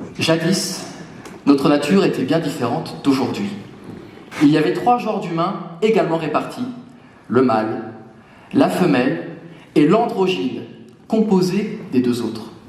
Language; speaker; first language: French; native; French